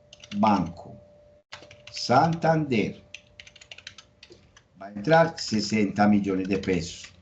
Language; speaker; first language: Spanish; native; Spanish